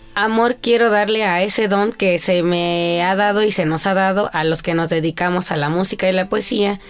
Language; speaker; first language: Spanish; native; Spanish